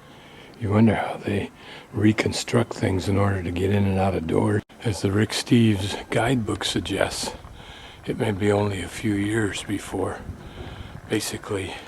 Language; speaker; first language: English; native; English